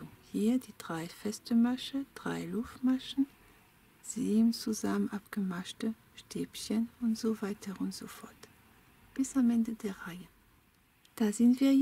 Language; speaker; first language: German; non-native, fluent; French